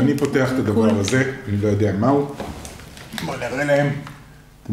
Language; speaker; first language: Hebrew; native; Hebrew